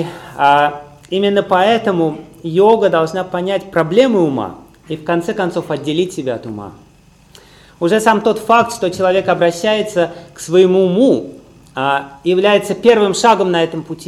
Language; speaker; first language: Russian; native; Russian